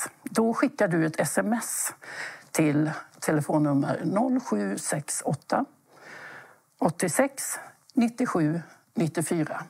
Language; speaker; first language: Swedish; native; Swedish